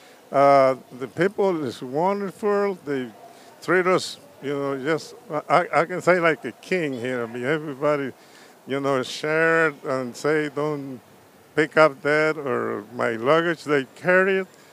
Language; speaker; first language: English; non-native, fluent; Spanish